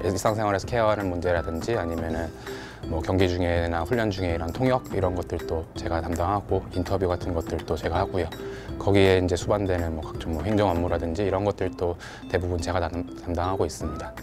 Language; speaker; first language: Korean; early bilingual, heritage; Korean